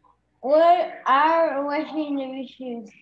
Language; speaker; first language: English; non-native, learner; Spanish